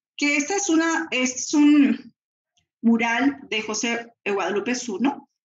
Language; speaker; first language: Spanish; native; Spanish